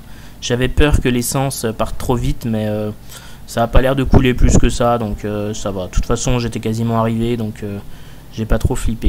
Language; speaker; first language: French; native; French